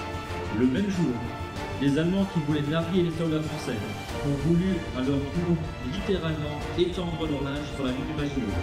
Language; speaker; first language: French; native; French